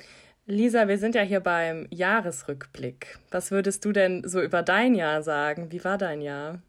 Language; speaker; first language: German; native; German